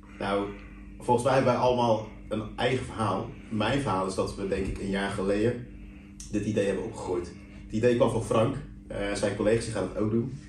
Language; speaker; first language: Dutch; native; Dutch